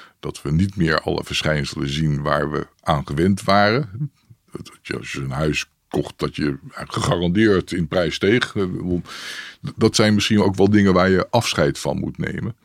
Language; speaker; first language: Dutch; native; Dutch